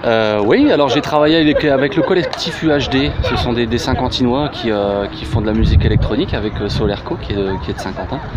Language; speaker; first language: French; native; French